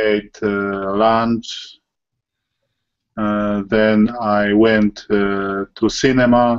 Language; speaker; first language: English; non-native, learner; Polish